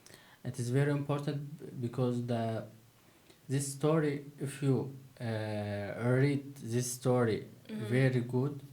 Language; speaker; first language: English; non-native, learner; Turkish